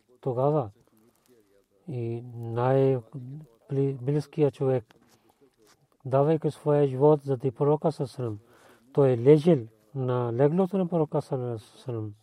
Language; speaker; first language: Bulgarian; non-native, fluent; Urdu